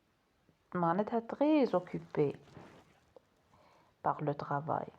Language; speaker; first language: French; non-native, local second language; Arabic